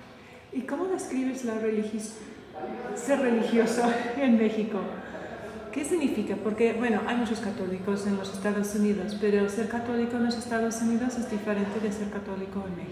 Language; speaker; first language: Spanish; non-native, fluent; English